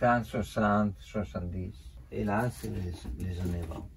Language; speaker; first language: French; non-native, fluent; Italian